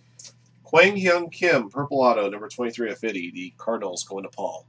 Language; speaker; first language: English; native; English